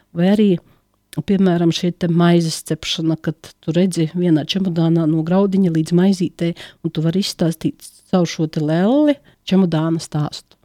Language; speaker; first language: Latvian; native; Latvian